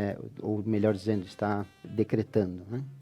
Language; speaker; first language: Portuguese; native; Portuguese